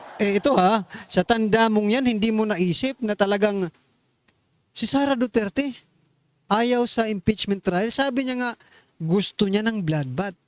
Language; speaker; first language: Filipino; non-native, local second language; Waray